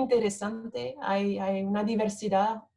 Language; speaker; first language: Spanish; non-native, fluent; French